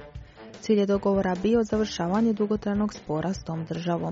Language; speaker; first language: Croatian; native; Croatian